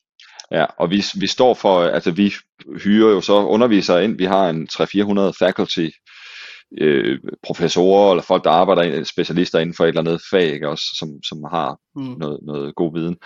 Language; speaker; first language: Danish; native; Danish